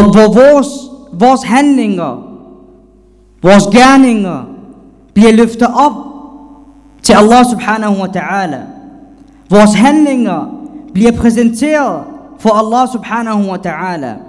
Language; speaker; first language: Danish; non-native, fluent; Arabic